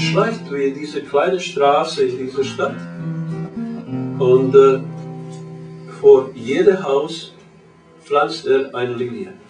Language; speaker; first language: German; non-native, learner; Croatian